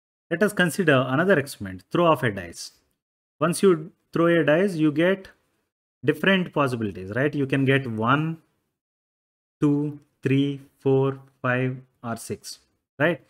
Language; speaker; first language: English; non-native, local second language; Telugu